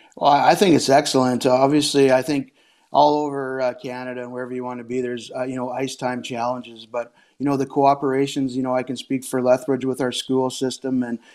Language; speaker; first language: English; native; English